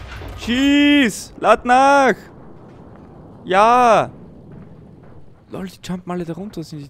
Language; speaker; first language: German; native; German